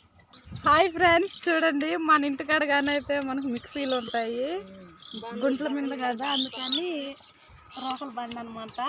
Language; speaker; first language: Telugu; native; Telugu